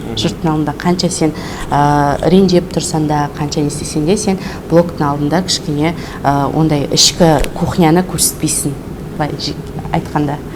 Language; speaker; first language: Kazakh; non-native, local second language; Russian